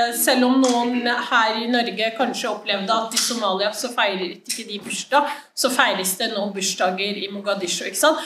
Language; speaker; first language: Norwegian; native; Norwegian